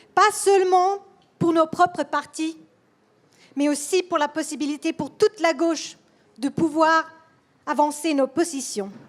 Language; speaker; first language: French; non-native, fluent; Swedish